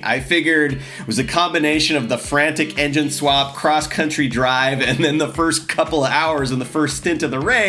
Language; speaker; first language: English; native; English